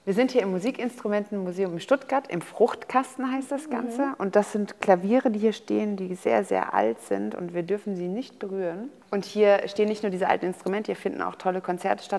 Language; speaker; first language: German; native; German